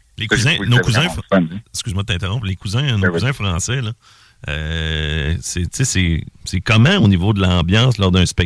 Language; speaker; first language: French; native; French